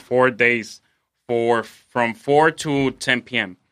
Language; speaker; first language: English; non-native, fluent; Spanish